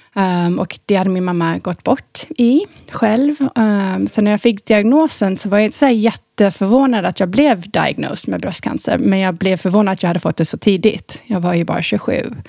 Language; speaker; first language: Swedish; early bilingual, heritage; Swedish